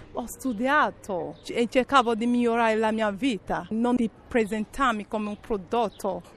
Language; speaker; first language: Italian; non-native, fluent; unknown